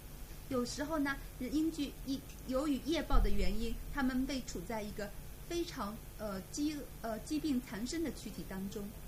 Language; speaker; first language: Chinese; native; Chinese